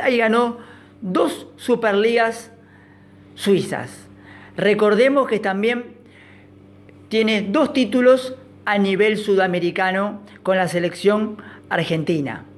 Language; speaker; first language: Spanish; native; Spanish